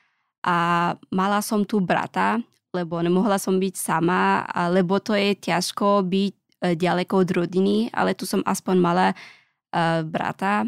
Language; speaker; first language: Slovak; non-native, learner; Pashto